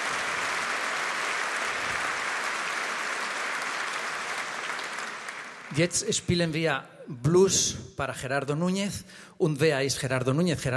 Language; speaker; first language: German; non-native, learner; Spanish